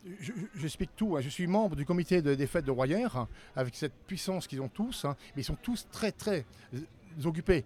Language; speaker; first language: French; native; French